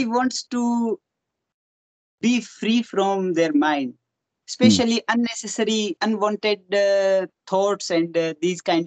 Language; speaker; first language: English; non-native, local second language; Hindi